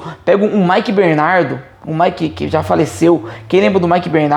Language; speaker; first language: Portuguese; native; Portuguese